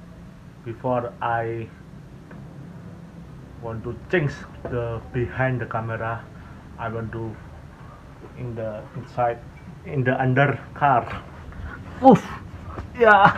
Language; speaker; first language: English; non-native, learner; Indonesian